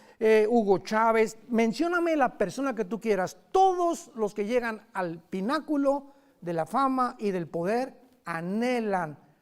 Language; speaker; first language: Spanish; native; Spanish